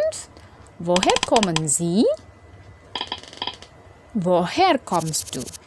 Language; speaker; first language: German; non-native, learner; Indonesian